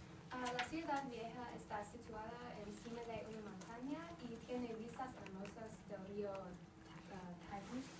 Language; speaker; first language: Spanish; non-native, learner; English